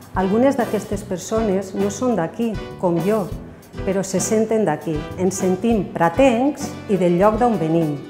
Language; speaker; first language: Catalan; non-native, fluent; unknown